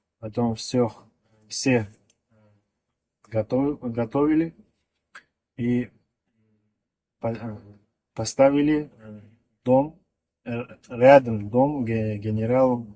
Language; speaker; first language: Russian; non-native, learner; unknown